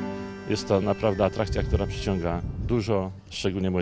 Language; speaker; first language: Polish; native; Polish